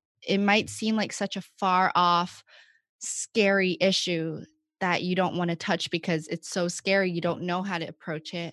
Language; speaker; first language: English; non-native, local second language; Cantonese